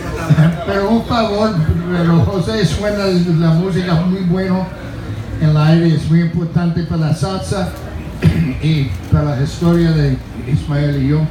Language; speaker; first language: Spanish; non-native, fluent; English